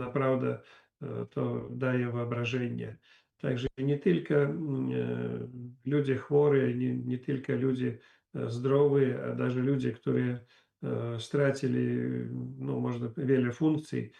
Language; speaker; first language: Polish; non-native, learner; Belarusian